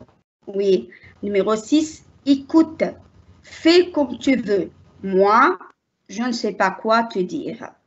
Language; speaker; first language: French; non-native, learner; Arabic